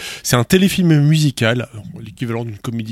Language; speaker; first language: French; native; French